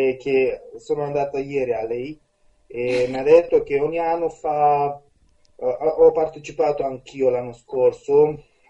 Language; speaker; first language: Italian; non-native, fluent; Romanian